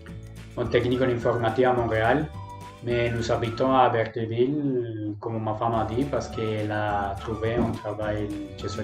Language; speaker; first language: French; non-native, fluent; Spanish